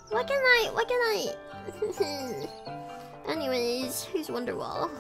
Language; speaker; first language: English; non-native, local second language; Filipino